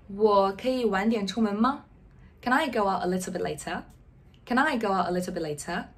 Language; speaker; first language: English; non-native, fluent; Chinese